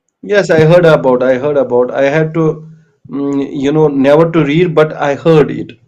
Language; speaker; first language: English; non-native, local second language; Kashmiri